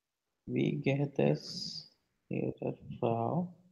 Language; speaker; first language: German; non-native, learner; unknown